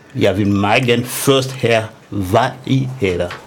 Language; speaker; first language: Danish; non-native, fluent; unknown